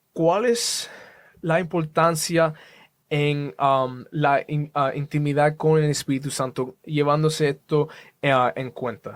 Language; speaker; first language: Spanish; early bilingual, heritage; Spanish